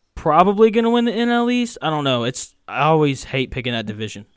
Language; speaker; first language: English; native; English